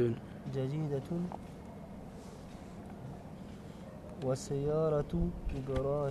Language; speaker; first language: Arabic; non-native, learner; French